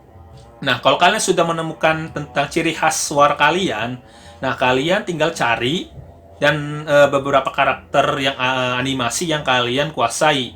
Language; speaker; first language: Indonesian; native; Indonesian